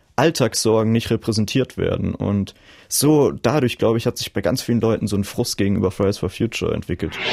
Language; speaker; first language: German; native; German